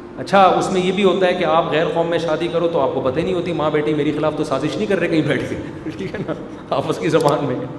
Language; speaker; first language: Urdu; native; Urdu